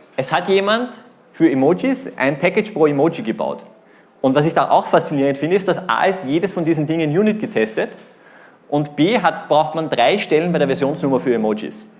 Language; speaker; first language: German; native; German